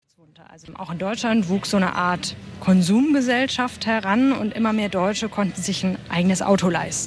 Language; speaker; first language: German; native; German